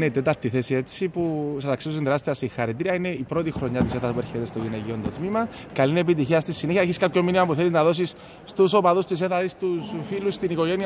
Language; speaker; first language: Greek; native; Greek